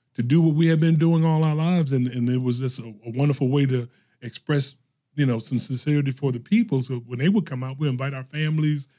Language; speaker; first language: English; native; English